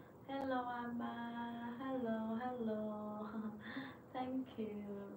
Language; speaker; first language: English; non-native, learner; Vietnamese